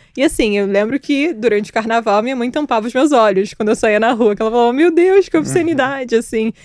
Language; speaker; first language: Portuguese; early bilingual, other home language; Georgian